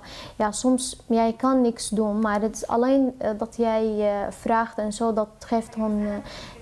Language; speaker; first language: Dutch; non-native, fluent; Arabic